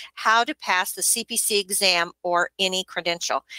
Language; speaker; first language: English; native; English